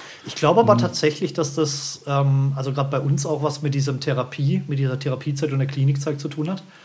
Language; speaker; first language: German; native; German